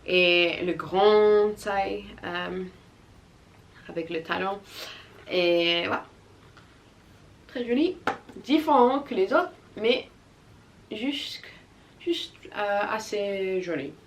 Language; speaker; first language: French; non-native, learner; English